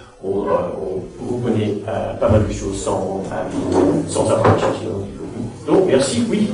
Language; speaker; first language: French; non-native, fluent; English